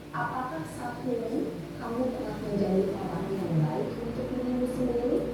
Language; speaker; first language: Indonesian; native; Indonesian